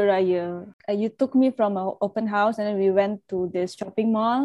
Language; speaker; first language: English; non-native, local second language; Malay